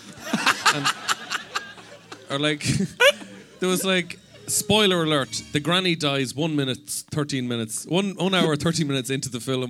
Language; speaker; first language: English; native; English